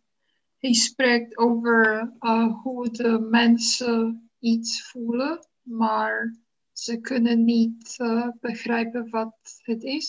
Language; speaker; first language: Dutch; non-native, fluent; Czech